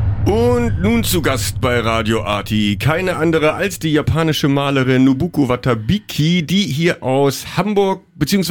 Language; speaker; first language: German; native; German